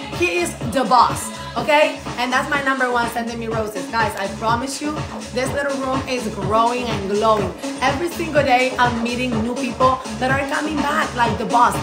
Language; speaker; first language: English; non-native, fluent; Spanish